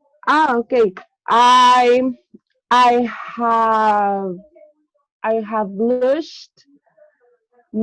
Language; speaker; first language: English; non-native, learner; Spanish